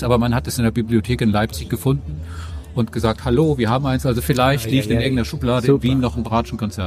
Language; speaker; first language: German; native; German